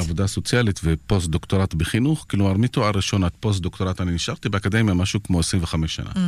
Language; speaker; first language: Hebrew; non-native, local second language; Arabic